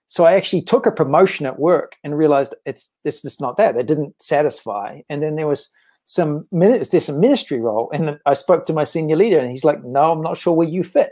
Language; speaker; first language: English; native; English